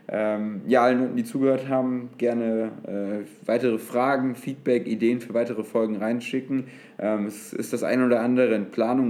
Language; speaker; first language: German; native; German